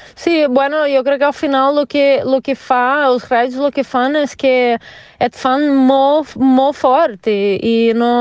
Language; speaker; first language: Catalan; non-native, fluent; Portuguese